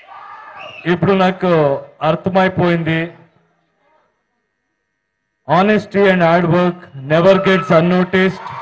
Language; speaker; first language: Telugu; non-native, learner; Kannada